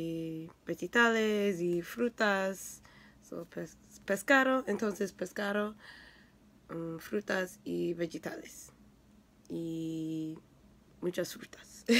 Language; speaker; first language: Spanish; non-native, learner; English